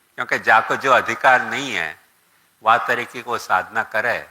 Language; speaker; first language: Hindi; non-native, local second language; Gujarati